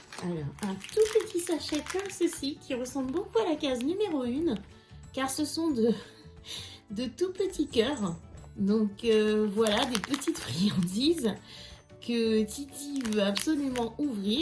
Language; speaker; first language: French; native; French